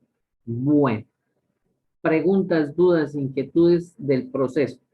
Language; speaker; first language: Spanish; native; Spanish